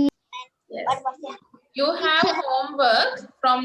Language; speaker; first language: English; non-native, fluent; Sinhala